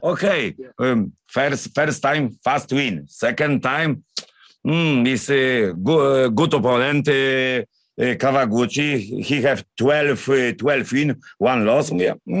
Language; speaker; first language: English; non-native, learner; Polish